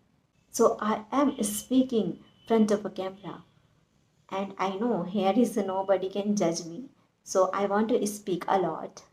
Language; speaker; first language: English; non-native, learner; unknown